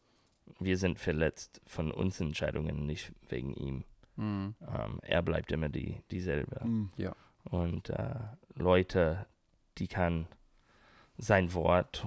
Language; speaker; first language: German; non-native, learner; English